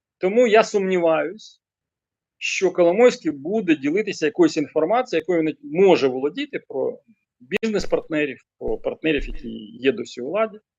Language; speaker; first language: Ukrainian; non-native, local second language; Russian